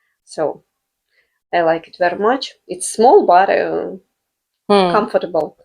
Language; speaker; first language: English; non-native, fluent; Russian